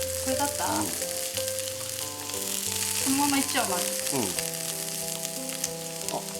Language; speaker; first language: Japanese; native; Japanese